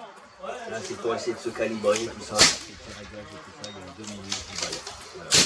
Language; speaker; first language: French; native; French